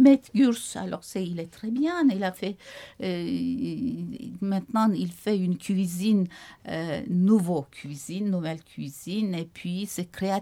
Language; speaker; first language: French; non-native, fluent; Turkish